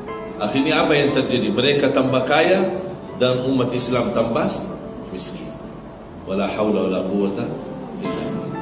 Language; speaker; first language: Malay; non-native, fluent; Arabic